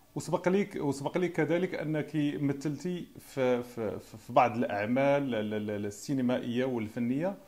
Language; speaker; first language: Arabic; native; Arabic